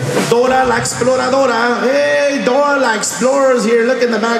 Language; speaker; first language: English; early bilingual, other home language; Spanish